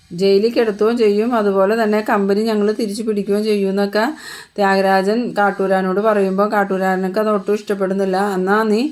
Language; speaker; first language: Malayalam; native; Malayalam